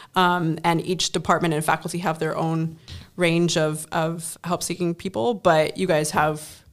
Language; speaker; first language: English; non-native, fluent; German